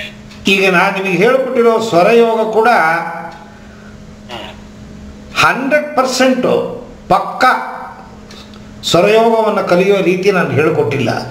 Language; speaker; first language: Kannada; native; Kannada